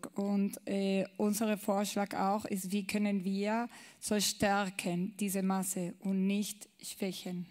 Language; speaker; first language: German; non-native, learner; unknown